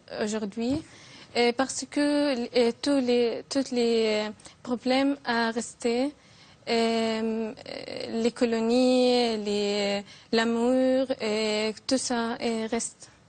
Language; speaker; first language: French; non-native, learner; Arabic